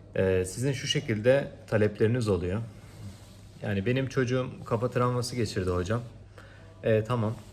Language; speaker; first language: Turkish; native; Turkish